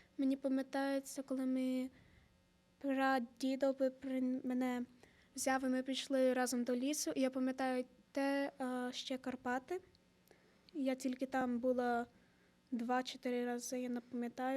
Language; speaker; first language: Ukrainian; early bilingual, heritage; Ukrainian